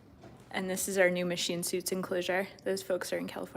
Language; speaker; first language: English; native; English